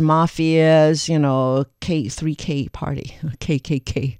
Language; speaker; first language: English; non-native, fluent; Chinese